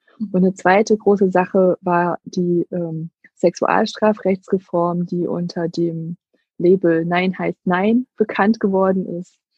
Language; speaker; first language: German; native; German